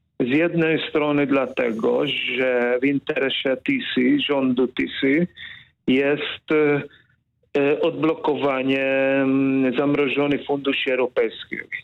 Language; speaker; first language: Polish; non-native, fluent; Hungarian